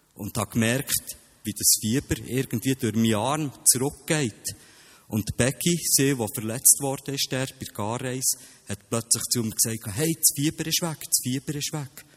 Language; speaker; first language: German; native; German